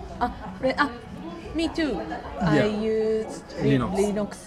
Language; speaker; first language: English; non-native, learner; Japanese